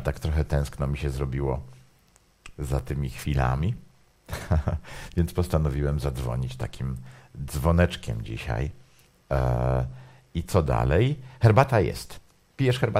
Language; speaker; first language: Polish; native; Polish